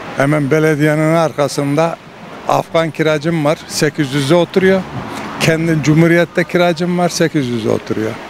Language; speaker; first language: Turkish; native; Turkish